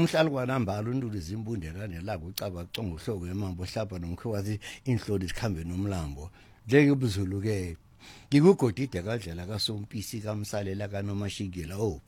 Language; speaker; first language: English; non-native, local second language; Zulu